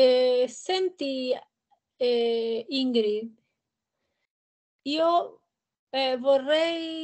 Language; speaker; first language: Italian; non-native, learner; Spanish